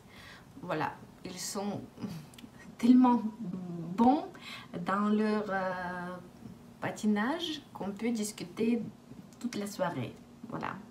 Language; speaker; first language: French; non-native, fluent; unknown